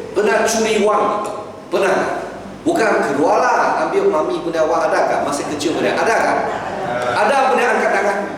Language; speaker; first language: Malay; non-native, local second language; Chinese